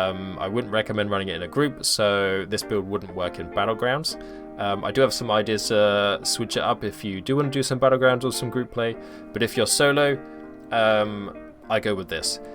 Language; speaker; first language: English; native; English